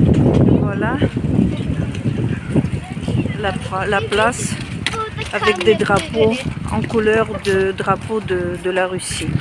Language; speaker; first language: French; non-native, fluent; Russian